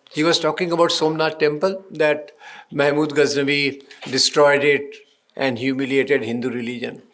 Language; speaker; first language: English; non-native, local second language; Hindi